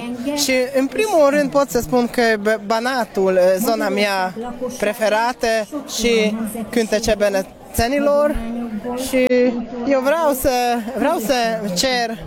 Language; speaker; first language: Romanian; non-native, learner; Hungarian